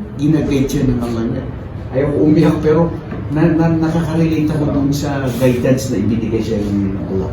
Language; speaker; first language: Filipino; non-native, local second language; Maranao